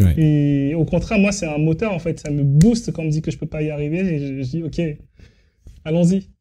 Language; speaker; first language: French; early bilingual, other home language; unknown